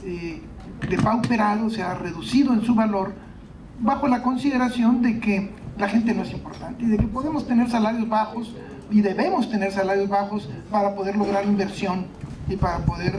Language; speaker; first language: Spanish; native; Spanish